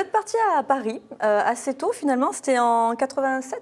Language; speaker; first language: French; native; French